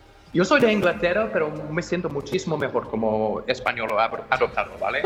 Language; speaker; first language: Spanish; non-native, fluent; English